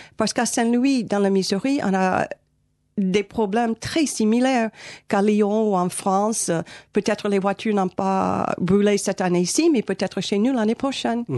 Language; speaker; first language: French; non-native, fluent; English